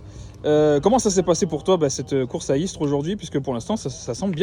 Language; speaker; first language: French; native; French